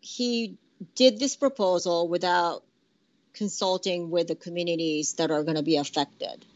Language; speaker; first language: English; non-native, fluent; Japanese